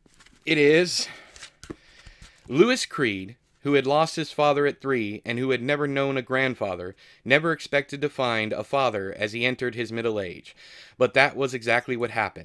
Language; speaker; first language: English; native; English